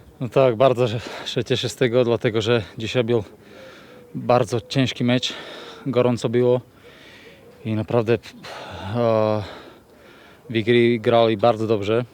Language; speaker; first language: Polish; non-native, learner; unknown